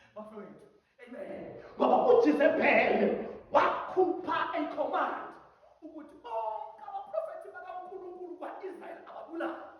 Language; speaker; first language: Zulu; non-native, local second language; Xhosa